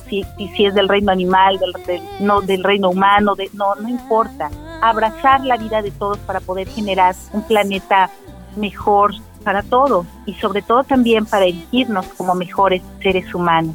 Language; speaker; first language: Spanish; native; Spanish